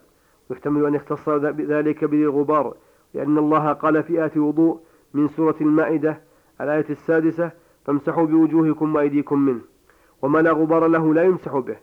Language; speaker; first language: Arabic; native; Arabic